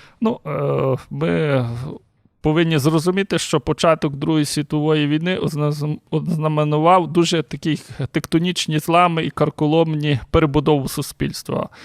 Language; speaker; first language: Ukrainian; native; Ukrainian